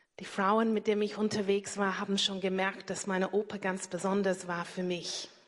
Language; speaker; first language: German; non-native, fluent; English